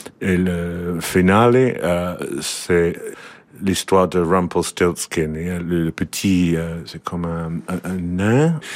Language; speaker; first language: French; non-native, learner; English